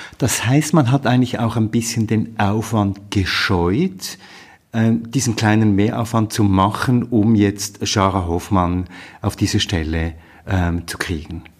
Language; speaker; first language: German; native; German